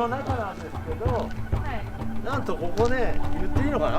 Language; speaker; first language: Japanese; native; Japanese